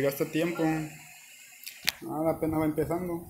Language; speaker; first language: Spanish; native; Spanish